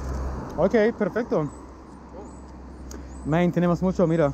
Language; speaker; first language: Spanish; non-native, local second language; English